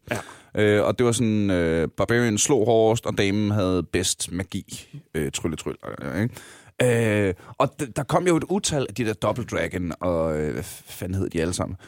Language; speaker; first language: Danish; native; Danish